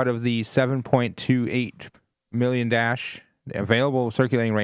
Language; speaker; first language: English; native; English